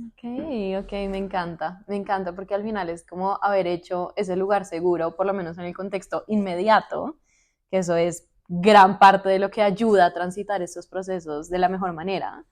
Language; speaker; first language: Spanish; native; Spanish